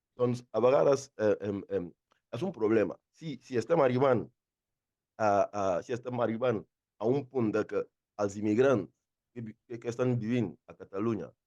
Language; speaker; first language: Catalan; non-native, fluent; Akan